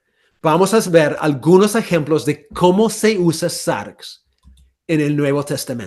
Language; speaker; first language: Spanish; non-native, fluent; English